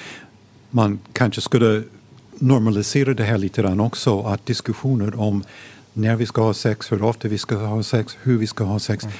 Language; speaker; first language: Swedish; non-native, fluent; English